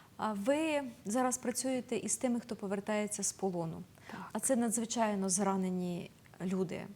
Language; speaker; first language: Ukrainian; native; Ukrainian